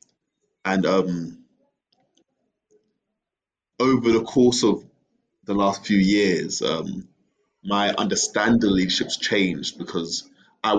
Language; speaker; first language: English; native; English